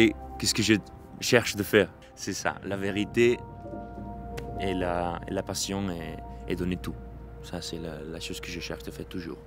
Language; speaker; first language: French; non-native, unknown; Spanish